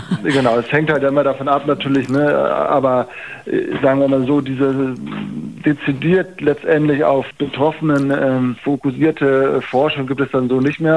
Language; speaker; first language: German; native; German